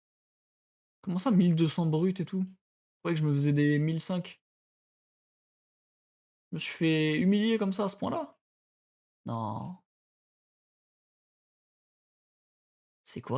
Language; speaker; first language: French; native; French